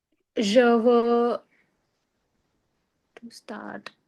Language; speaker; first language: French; non-native, learner; Hindi